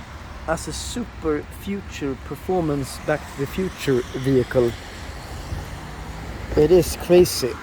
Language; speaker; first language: English; non-native, fluent; Swedish